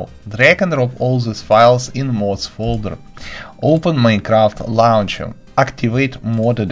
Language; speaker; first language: English; non-native, learner; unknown